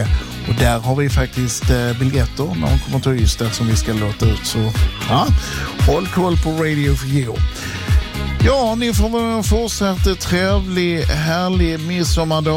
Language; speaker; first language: Swedish; native; Swedish